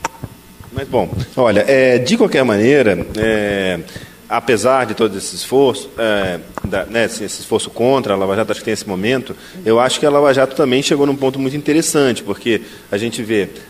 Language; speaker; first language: Portuguese; native; Portuguese